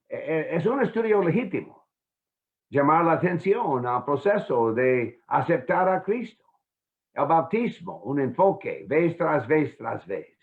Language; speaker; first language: Spanish; non-native, fluent; English